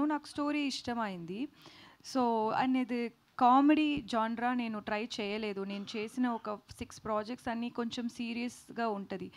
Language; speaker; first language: Telugu; non-native, learner; Tamil